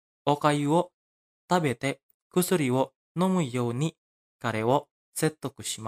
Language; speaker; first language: Japanese; non-native, fluent; Indonesian